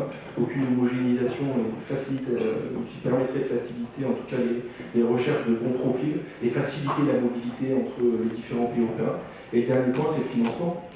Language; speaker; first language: French; native; French